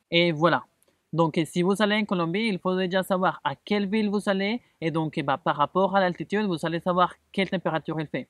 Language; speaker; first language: French; non-native, fluent; Spanish